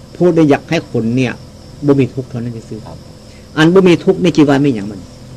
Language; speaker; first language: Thai; native; Thai